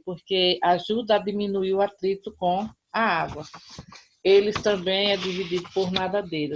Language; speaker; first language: Portuguese; native; Portuguese